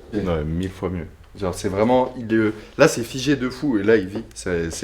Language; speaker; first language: French; native; French